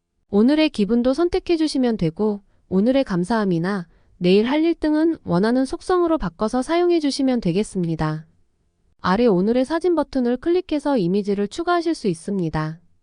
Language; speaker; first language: Korean; native; Korean